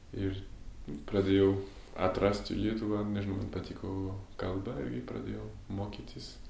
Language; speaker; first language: Lithuanian; non-native, fluent; French